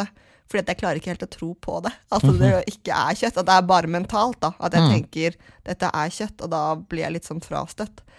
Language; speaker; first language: Norwegian; native; Norwegian